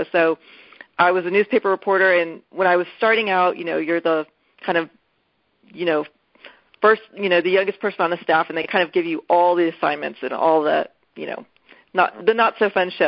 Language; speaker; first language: English; native; English